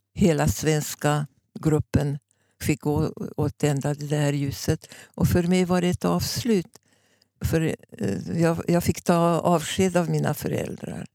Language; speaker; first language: Swedish; non-native, fluent; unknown